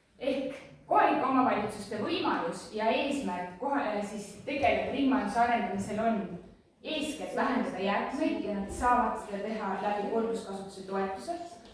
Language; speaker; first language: Estonian; native; Estonian